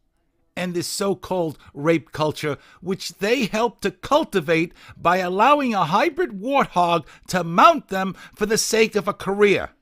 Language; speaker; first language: English; native; English